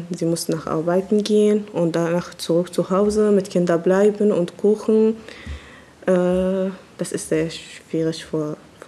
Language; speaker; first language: German; non-native, learner; Arabic